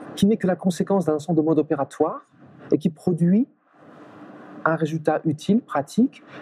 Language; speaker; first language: French; native; French